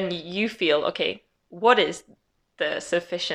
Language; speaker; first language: English; non-native, fluent; Swedish